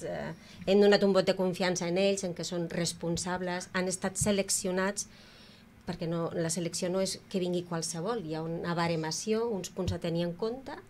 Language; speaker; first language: Catalan; native; Catalan